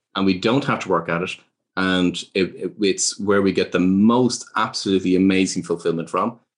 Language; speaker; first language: English; native; English